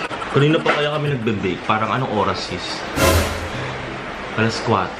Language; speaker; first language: Filipino; native; Filipino